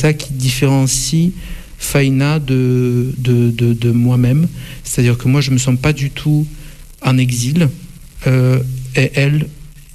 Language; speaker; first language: French; non-native, fluent; Russian